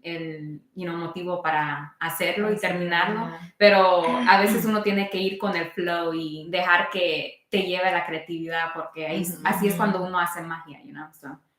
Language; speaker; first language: Spanish; early bilingual, heritage; Spanish